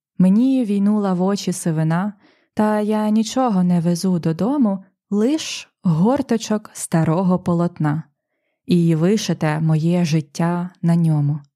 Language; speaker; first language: Ukrainian; native; Ukrainian